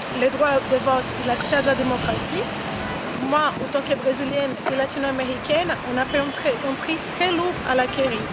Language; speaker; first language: French; non-native, fluent; Portuguese